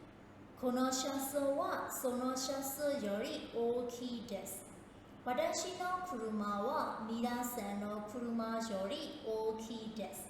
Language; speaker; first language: Japanese; non-native, fluent; Burmese